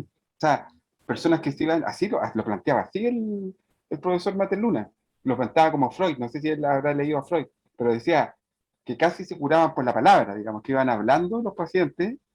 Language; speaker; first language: Spanish; native; Spanish